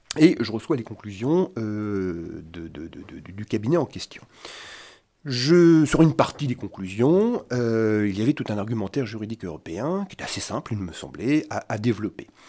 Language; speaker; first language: French; native; French